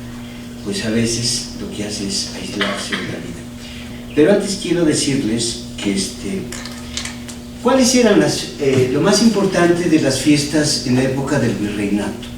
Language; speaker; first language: Spanish; native; Spanish